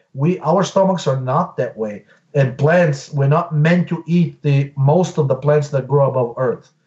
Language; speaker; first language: English; non-native, fluent; Bulgarian